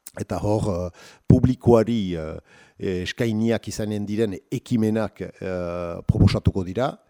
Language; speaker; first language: Basque; native; Basque